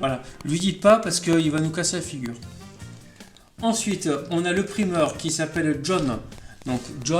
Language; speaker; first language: French; native; French